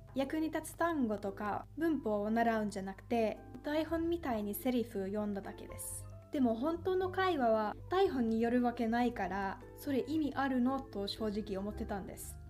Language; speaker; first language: Japanese; non-native, fluent; Finnish